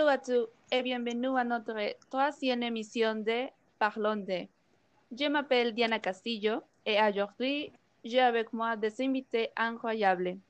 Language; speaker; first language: French; non-native, learner; Spanish